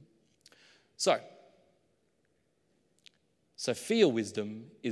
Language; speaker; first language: English; native; English